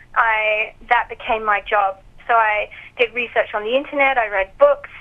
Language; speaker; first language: English; native; English